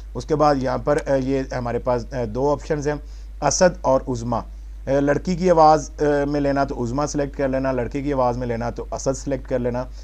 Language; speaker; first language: Urdu; non-native, local second language; Punjabi